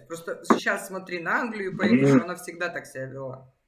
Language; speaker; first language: Russian; native; Russian